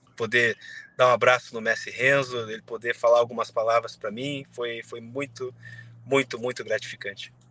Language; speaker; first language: Portuguese; native; Portuguese